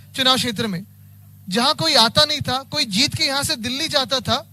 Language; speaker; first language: Hindi; non-native, local second language; Marathi